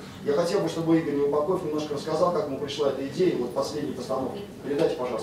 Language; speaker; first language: Russian; native; Russian